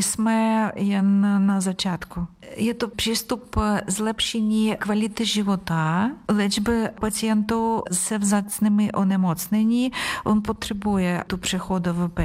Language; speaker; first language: Czech; non-native, learner; Ukrainian